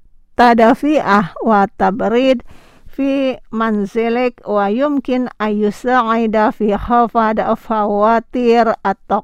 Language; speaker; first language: Arabic; non-native, learner; Indonesian